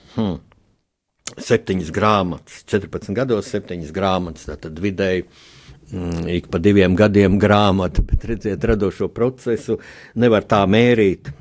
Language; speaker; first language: Latvian; native; Latvian